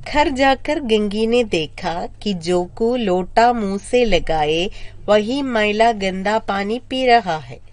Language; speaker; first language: Hindi; non-native, local second language; Malayalam